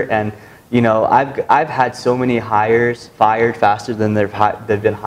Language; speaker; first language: English; native; English